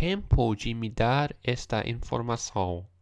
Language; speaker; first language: Portuguese; non-native, learner; English